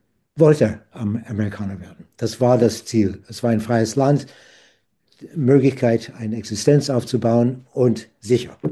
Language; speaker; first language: German; non-native, fluent; English